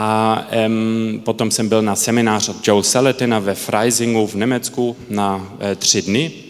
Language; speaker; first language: Czech; early bilingual, heritage; Czech